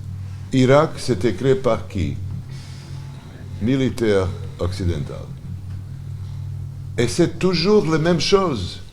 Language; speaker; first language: French; non-native, learner; Serbian